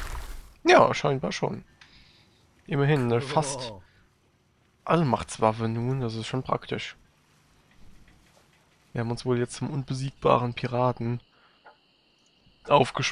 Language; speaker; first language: German; native; German